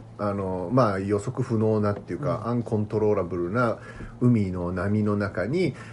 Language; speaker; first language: Japanese; native; Japanese